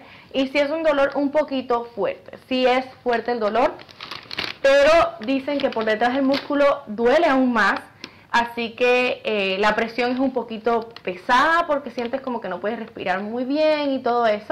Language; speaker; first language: Spanish; native; Spanish